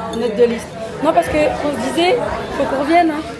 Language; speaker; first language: French; native; French